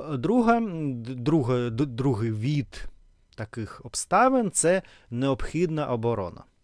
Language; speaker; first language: Ukrainian; non-native, local second language; Russian